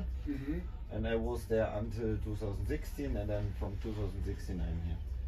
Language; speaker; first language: English; non-native, learner; German